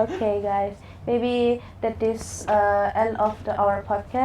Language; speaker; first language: English; non-native, learner; Indonesian